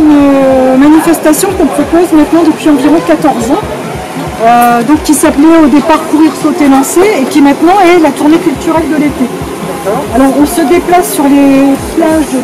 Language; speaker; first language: French; native; French